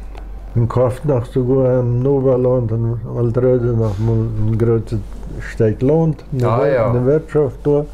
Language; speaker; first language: German; non-native, local second language; Plautdietsch